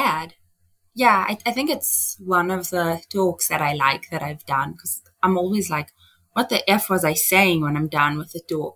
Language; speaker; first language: English; native; English